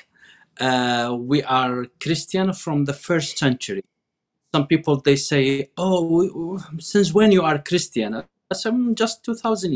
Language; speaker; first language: English; non-native, fluent; Arabic